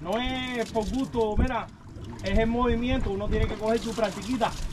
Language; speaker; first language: Spanish; early bilingual, heritage; Spanish